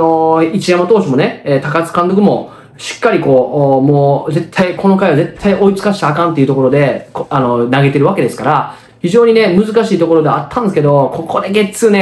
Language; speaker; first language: Japanese; native; Japanese